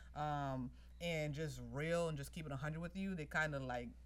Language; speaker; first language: English; native; English